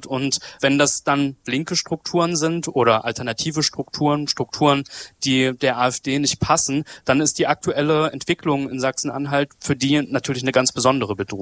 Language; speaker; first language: German; native; German